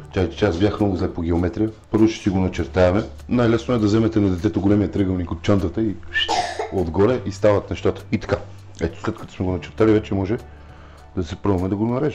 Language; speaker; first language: Bulgarian; native; Bulgarian